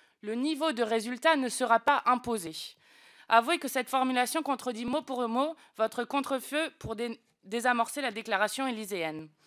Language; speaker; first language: French; native; French